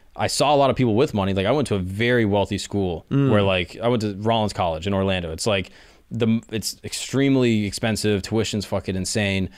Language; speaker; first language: English; native; English